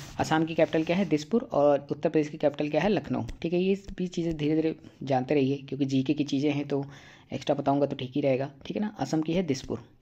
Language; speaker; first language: Hindi; native; Hindi